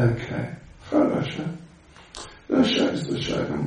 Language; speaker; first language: Russian; non-native, learner; English